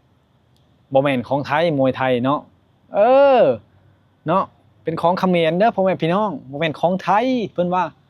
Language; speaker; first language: Thai; non-native, local second language; Lao